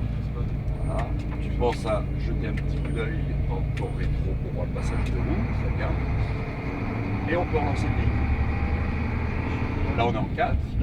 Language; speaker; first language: French; native; French